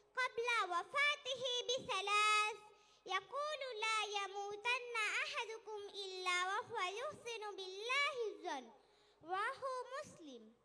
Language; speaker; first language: Arabic; non-native, learner; Bangla